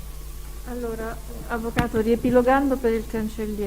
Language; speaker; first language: Italian; native; Italian